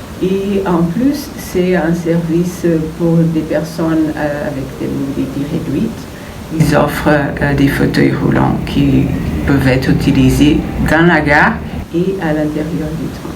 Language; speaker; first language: French; non-native, fluent; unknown